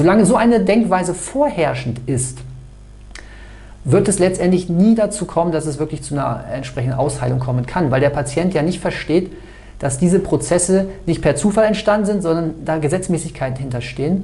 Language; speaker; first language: German; native; German